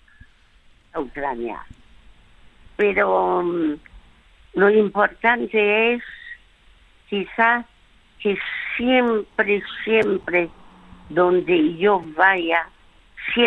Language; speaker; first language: Spanish; non-native, fluent; French